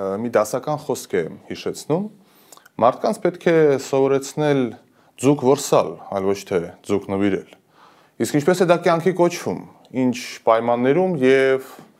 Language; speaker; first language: Armenian; native; Armenian